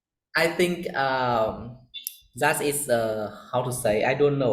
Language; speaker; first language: English; non-native, learner; Vietnamese